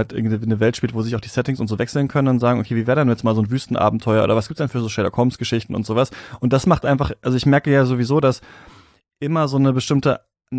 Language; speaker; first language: German; native; German